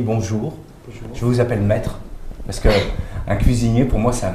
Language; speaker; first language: French; native; French